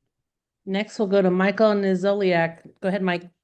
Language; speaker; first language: English; native; English